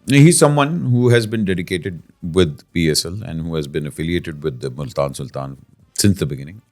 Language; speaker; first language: English; non-native, local second language; Urdu